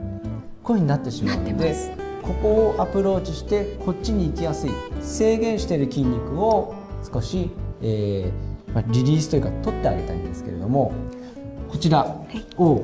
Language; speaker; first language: Japanese; native; Japanese